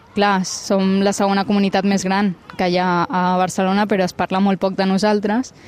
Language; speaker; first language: Catalan; early bilingual, other home language; Punjabi